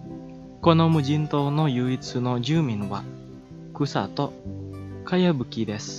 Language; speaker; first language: Japanese; non-native, fluent; Indonesian